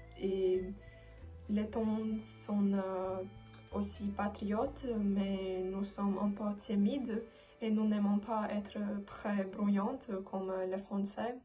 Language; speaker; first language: French; non-native, learner; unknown